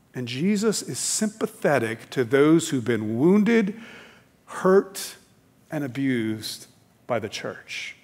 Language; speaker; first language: English; native; English